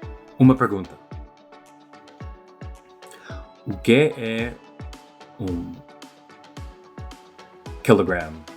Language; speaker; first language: Portuguese; non-native, fluent; English